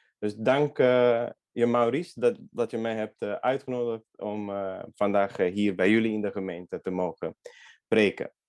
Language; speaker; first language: Dutch; non-native, fluent; Hungarian